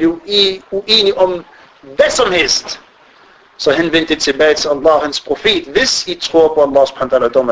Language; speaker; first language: Danish; non-native, fluent; Arabic